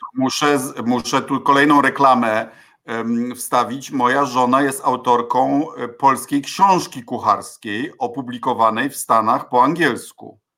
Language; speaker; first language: Polish; native; Polish